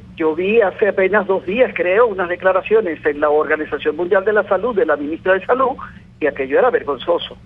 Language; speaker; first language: Spanish; native; Spanish